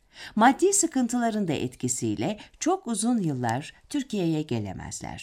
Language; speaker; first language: Turkish; native; Turkish